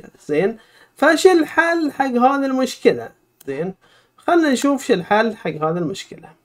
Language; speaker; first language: Arabic; native; Arabic